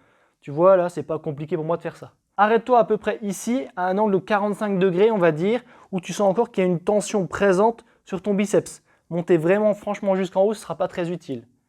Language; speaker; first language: French; native; French